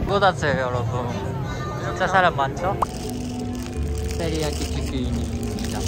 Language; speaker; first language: Korean; non-native, learner; Japanese